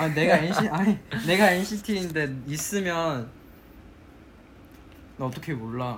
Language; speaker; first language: Korean; non-native, fluent; Chinese